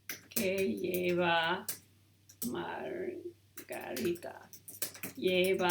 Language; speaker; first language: Spanish; non-native, learner; English